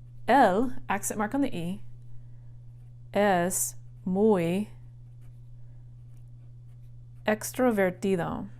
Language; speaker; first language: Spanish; non-native, fluent; English